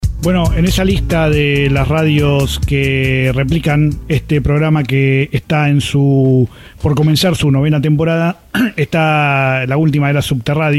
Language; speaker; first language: Spanish; native; Spanish